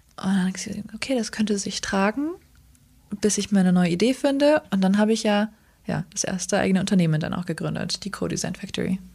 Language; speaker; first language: German; early bilingual, other home language; Kurdish